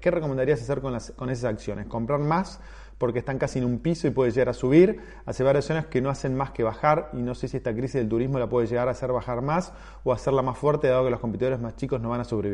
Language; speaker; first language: Spanish; native; Spanish